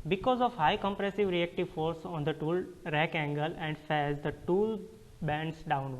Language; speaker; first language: English; non-native, local second language; Gujarati